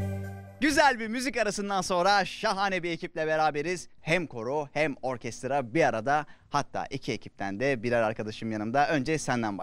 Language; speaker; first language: Turkish; native; Turkish